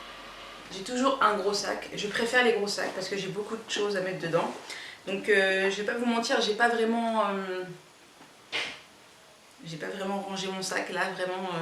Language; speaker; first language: French; native; French